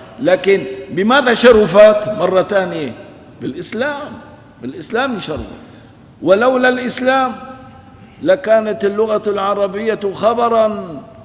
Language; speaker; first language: Arabic; non-native, local second language; Kurdish